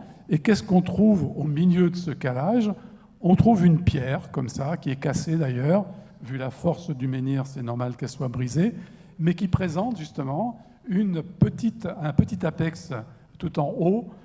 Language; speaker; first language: French; native; French